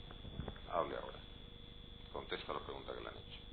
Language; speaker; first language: Spanish; native; Spanish